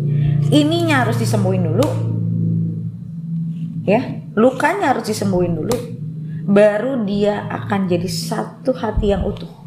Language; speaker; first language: Indonesian; native; Indonesian